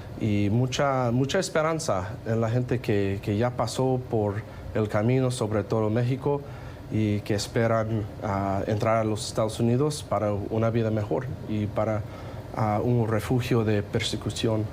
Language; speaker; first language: Spanish; non-native, fluent; English